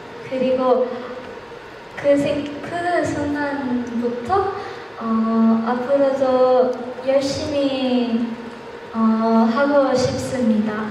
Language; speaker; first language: Korean; non-native, fluent; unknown